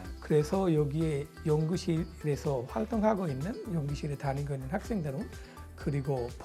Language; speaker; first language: Korean; non-native, fluent; Punjabi